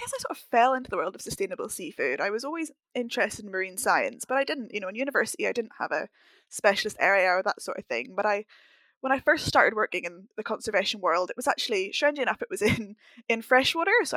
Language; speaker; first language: English; native; English